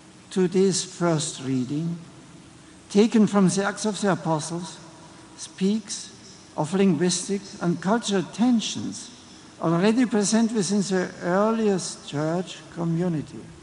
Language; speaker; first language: English; non-native, fluent; German